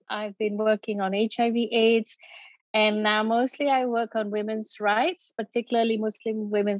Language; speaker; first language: English; non-native, local second language; Malay